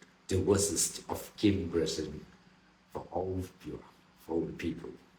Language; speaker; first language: English; non-native, learner; Thai